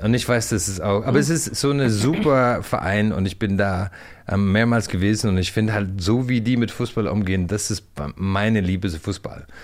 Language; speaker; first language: German; non-native, fluent; English